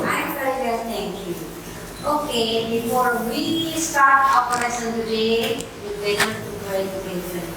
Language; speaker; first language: English; non-native, local second language; Indonesian